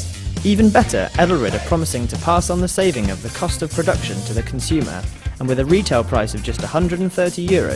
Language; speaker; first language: English; native; English